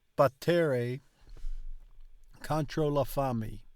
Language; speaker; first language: Italian; non-native, learner; English